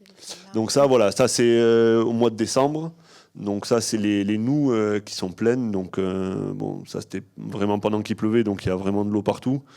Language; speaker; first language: French; native; French